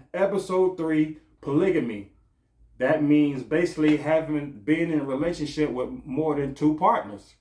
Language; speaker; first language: English; native; English